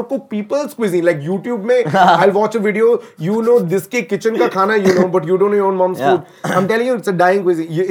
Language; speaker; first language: English; non-native, local second language; Malayalam